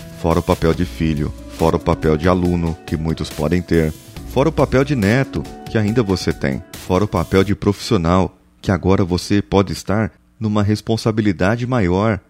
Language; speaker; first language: Portuguese; native; Portuguese